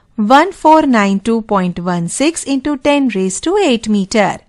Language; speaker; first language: English; non-native, local second language; Gujarati